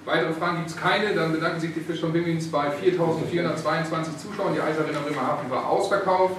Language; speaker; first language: German; native; German